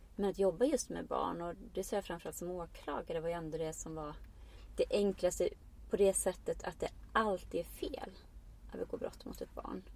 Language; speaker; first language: Swedish; non-native, fluent; Icelandic